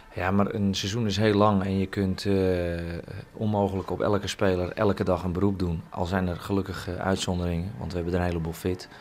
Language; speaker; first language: Dutch; native; Dutch